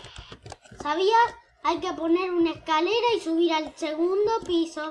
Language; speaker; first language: Spanish; native; Spanish